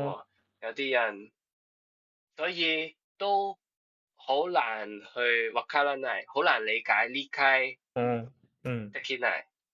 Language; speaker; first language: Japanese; non-native, learner; Cantonese